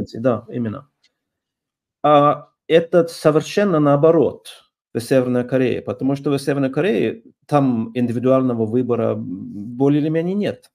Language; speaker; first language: Russian; non-native, fluent; Norwegian